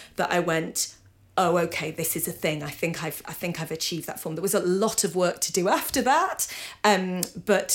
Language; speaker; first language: English; native; English